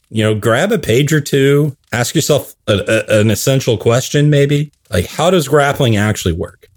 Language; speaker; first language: English; native; English